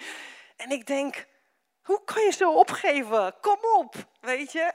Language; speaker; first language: Dutch; non-native, fluent; Romanian